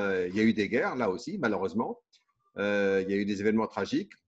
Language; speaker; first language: French; early bilingual, other home language; Kabyle